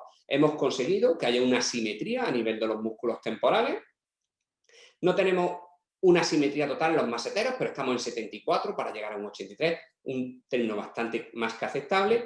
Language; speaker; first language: Spanish; native; Spanish